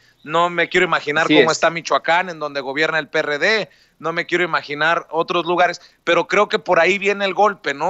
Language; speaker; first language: Spanish; native; Spanish